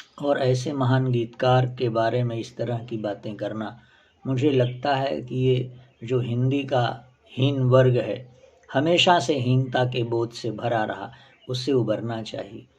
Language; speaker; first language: Hindi; native; Hindi